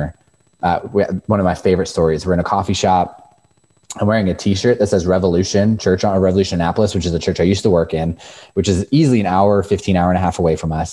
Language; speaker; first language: English; native; English